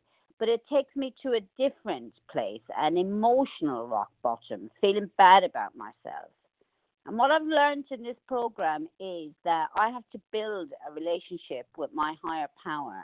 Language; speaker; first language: English; native; English